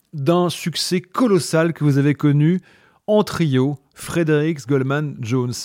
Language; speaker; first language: French; non-native, fluent; English